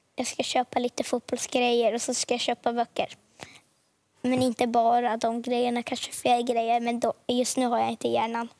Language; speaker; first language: Swedish; early bilingual, other home language; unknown